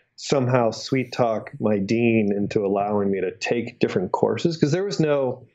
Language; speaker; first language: English; native; English